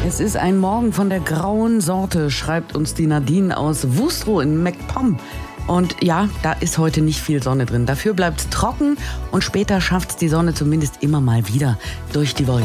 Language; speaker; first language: German; native; German